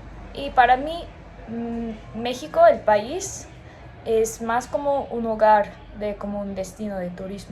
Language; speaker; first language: Spanish; non-native, learner; English